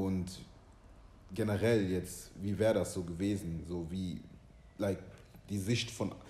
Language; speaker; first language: German; early bilingual, other home language; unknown